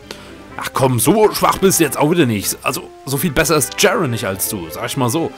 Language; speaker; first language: German; native; German